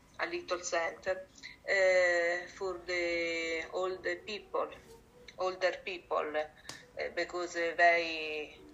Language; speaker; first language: English; non-native, learner; Italian